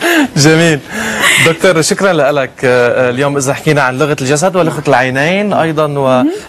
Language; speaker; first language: Arabic; native; Arabic